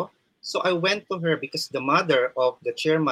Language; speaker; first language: English; non-native, local second language; Waray